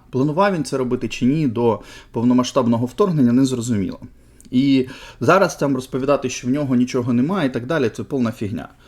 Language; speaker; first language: Ukrainian; native; Ukrainian